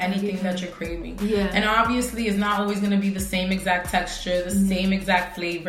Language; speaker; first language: English; native; English